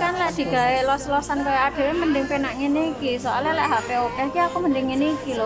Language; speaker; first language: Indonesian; non-native, local second language; Javanese